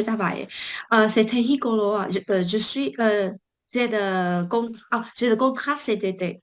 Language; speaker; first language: French; non-native, learner; Chinese